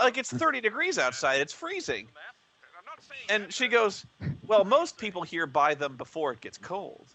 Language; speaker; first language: English; native; English